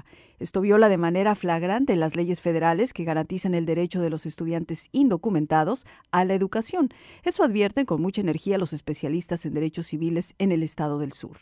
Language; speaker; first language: Spanish; native; Spanish